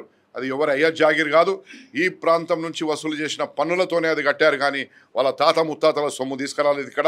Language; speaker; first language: Telugu; native; Telugu